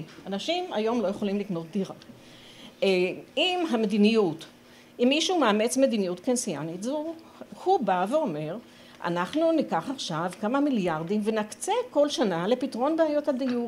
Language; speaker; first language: Hebrew; native; Hebrew